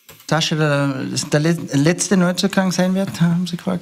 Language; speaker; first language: German; native; German